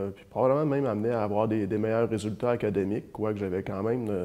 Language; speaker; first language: French; native; French